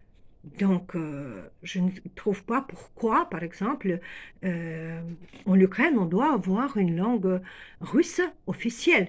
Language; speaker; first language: French; non-native, fluent; Ukrainian